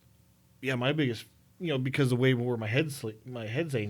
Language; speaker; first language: English; native; English